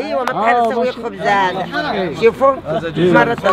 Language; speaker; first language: Arabic; native; Arabic